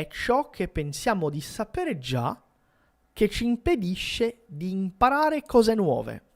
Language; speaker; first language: Italian; non-native, fluent; Portuguese